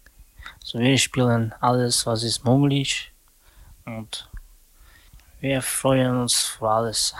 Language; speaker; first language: German; non-native, learner; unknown